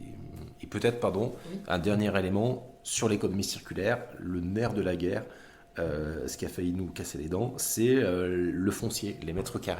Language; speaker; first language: French; native; French